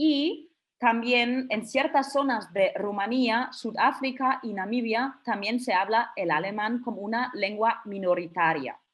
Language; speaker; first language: Spanish; non-native, fluent; German